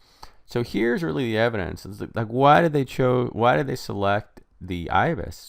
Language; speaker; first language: English; native; English